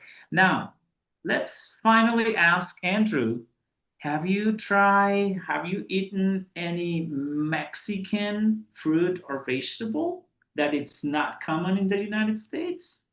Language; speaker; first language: English; non-native, fluent; Spanish